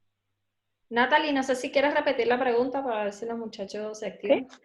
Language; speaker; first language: Spanish; native; Spanish